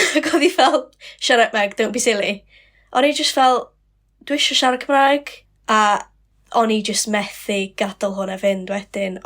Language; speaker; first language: Welsh; non-native, local second language; English